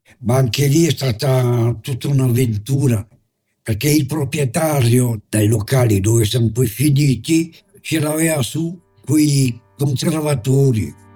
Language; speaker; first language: Italian; native; Italian